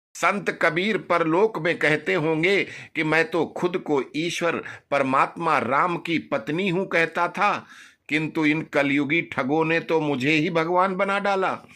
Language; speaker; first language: Hindi; native; Hindi